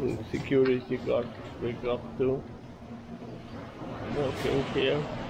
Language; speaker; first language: English; non-native, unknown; Ukrainian